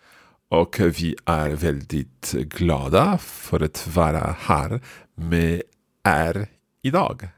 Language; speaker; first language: Swedish; non-native, learner; English